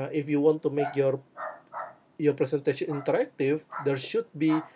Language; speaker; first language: English; non-native, fluent; Indonesian